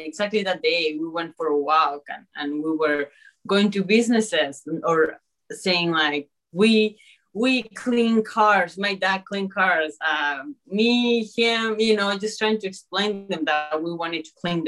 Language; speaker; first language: English; early bilingual, other home language; Spanish